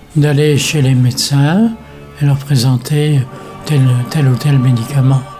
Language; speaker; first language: French; native; French